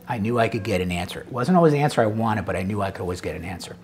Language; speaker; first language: English; native; English